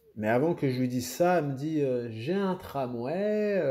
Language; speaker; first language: French; native; French